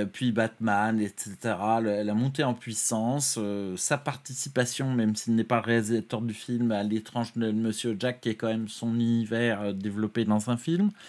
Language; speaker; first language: French; native; French